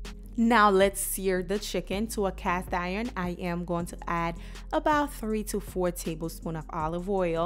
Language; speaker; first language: English; native; English